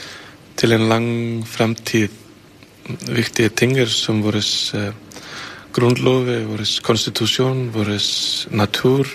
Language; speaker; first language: Danish; non-native, fluent; Icelandic